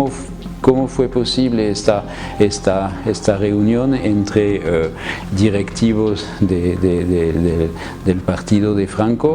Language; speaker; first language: Spanish; non-native, fluent; French